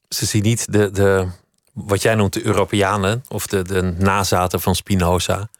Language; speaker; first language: Dutch; native; Dutch